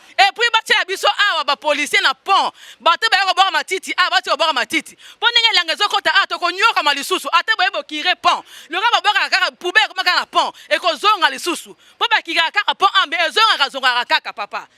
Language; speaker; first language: Lingala; native; Lingala